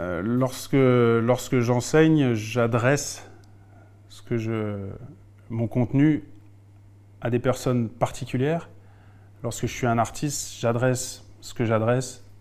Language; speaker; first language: French; native; French